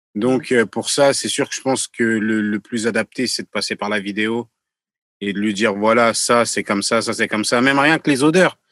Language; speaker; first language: French; native; French